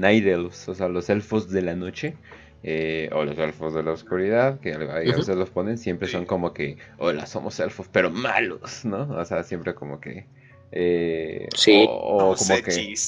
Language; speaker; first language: Spanish; native; Spanish